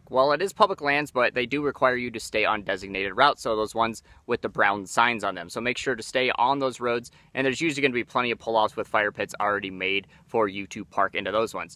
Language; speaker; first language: English; native; English